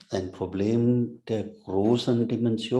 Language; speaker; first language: German; non-native, fluent; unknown